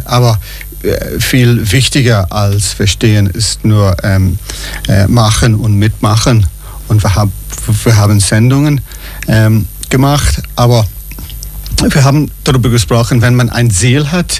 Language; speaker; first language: German; non-native, fluent; English